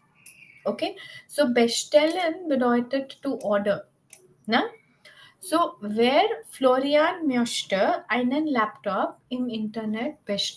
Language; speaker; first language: German; non-native, fluent; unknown